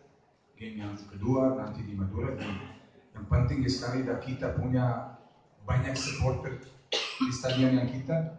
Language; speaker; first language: Indonesian; non-native, fluent; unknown